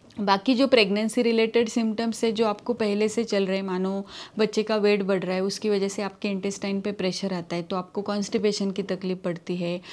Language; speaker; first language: Hindi; non-native, local second language; Marathi